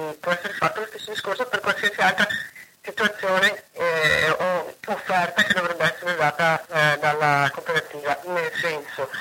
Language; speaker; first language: Italian; native; Italian